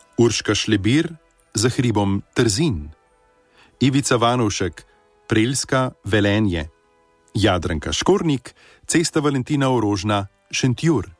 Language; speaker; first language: Slovenian; native; Slovenian